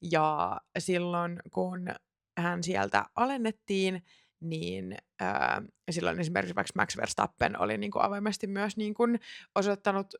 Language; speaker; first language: Finnish; native; Finnish